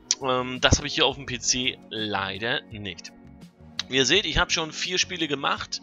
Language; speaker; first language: German; native; German